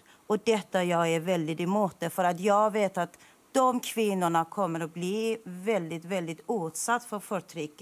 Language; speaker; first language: Swedish; non-native, fluent; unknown